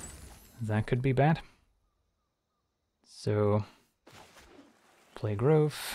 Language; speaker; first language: English; native; English